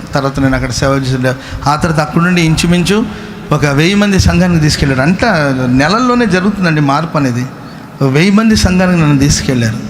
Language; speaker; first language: Telugu; non-native, local second language; Kannada